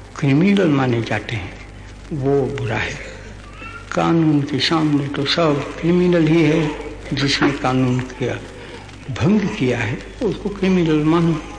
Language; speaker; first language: Hindi; non-native, local second language; Gujarati